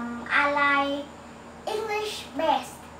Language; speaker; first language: English; non-native, learner; Vietnamese